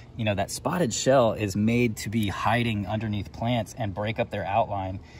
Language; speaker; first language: English; native; English